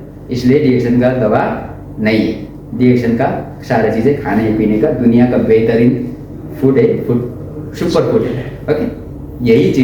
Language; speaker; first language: Hindi; non-native, local second language; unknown